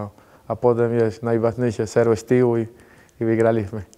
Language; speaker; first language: Polish; non-native, learner; Spanish